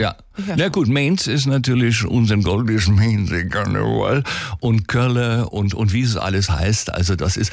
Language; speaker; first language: German; native; German